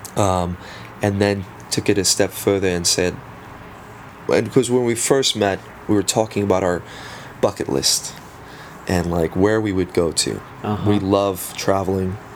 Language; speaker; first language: English; early bilingual, other home language; Afrikaans